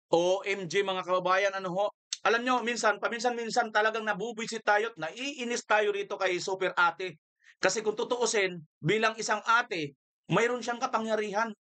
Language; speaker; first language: Filipino; non-native, local second language; Waray